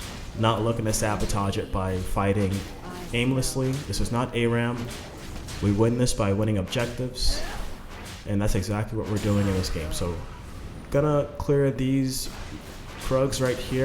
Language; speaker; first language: English; native; English